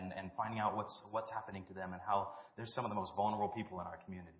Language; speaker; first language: English; native; English